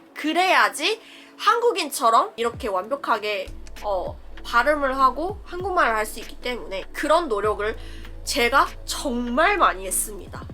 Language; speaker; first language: Korean; non-native, fluent; Chinese